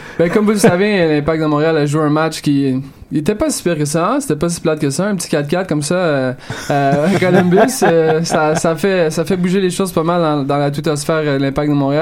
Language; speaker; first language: French; native; French